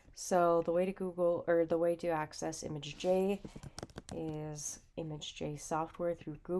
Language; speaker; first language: English; native; English